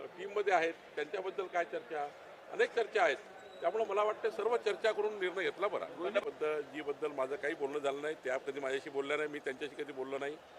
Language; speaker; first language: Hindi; non-native, local second language; Marathi